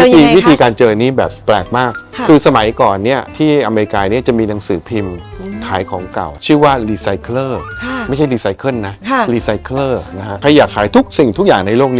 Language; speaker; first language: Thai; early bilingual, heritage; Thai